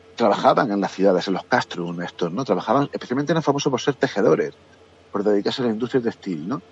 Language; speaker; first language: Spanish; native; Spanish